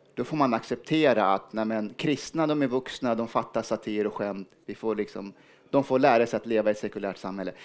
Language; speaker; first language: Swedish; early bilingual, other home language; Persian